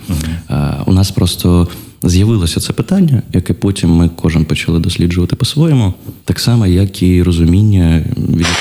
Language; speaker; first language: Ukrainian; non-native, local second language; Russian